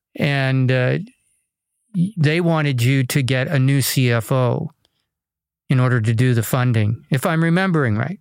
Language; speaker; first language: English; native; English